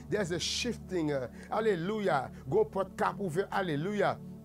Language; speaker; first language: English; non-native, fluent; Haitian Creole